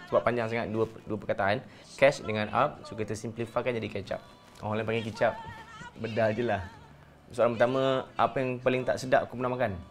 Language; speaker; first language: Malay; native; Malay